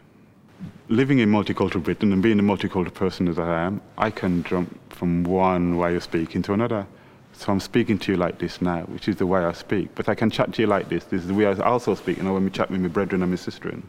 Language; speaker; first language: English; native; English